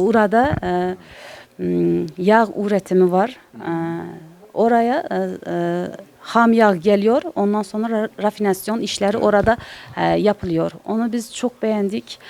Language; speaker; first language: Turkish; non-native, learner; Uzbek